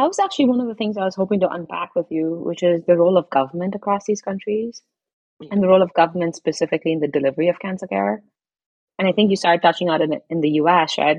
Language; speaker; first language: English; non-native, local second language; Hindi